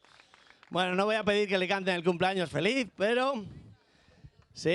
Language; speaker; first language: Spanish; native; Spanish